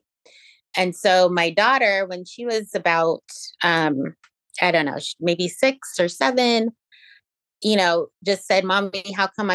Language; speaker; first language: English; native; English